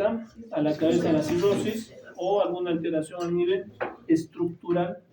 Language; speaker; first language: Spanish; native; Spanish